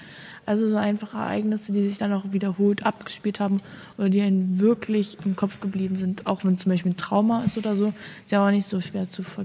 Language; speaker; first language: German; native; German